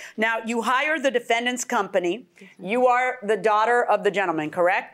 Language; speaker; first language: English; early bilingual, other home language; Spanish